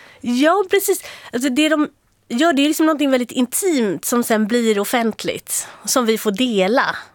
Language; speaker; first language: Swedish; native; Swedish